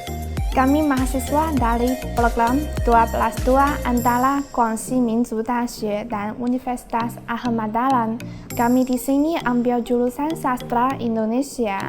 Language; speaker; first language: Indonesian; non-native, fluent; Chinese